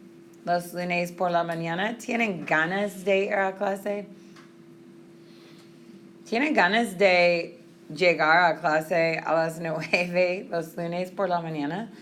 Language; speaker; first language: Spanish; non-native, fluent; English